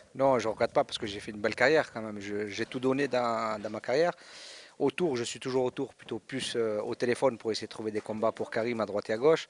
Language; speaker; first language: French; native; French